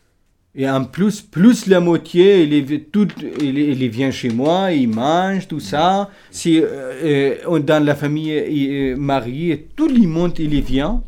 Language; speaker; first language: French; non-native, learner; Kurdish